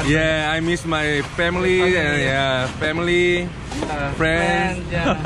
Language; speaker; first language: English; non-native, learner; Korean